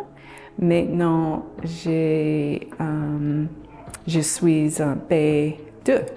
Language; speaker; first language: French; non-native, learner; English